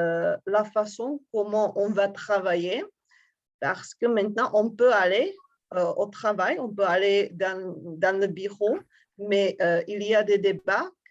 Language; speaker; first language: French; non-native, fluent; Czech